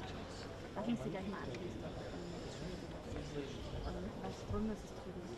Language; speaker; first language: German; native; German